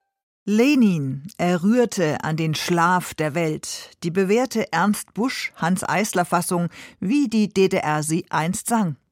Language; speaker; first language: German; native; German